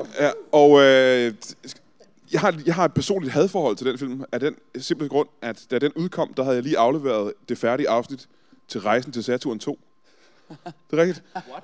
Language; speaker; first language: Danish; native; Danish